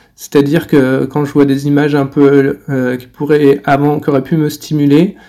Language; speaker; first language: French; native; French